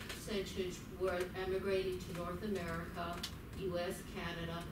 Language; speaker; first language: English; early bilingual, other home language; Arabic